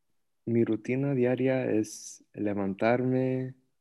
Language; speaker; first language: Spanish; early bilingual, heritage; Spanish